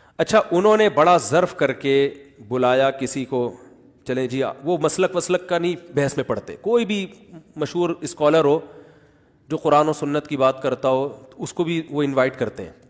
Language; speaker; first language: Urdu; native; Urdu